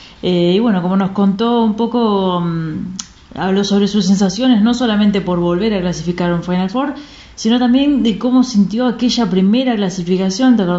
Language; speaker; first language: Spanish; native; Spanish